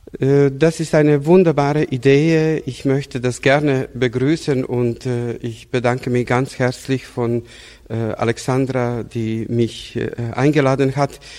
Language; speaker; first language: German; non-native, fluent; Serbian